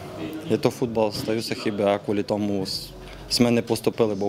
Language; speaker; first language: Czech; non-native, fluent; Ukrainian